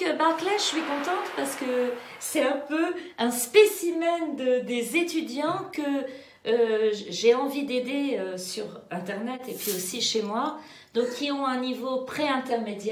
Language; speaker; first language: French; native; French